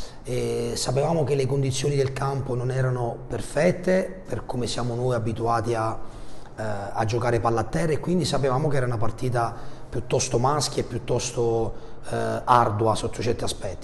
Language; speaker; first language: Italian; native; Italian